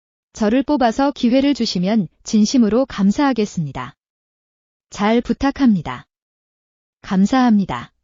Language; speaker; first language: Korean; non-native, learner; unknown